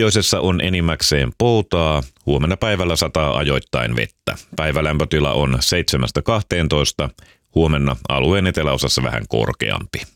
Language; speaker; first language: Finnish; native; Finnish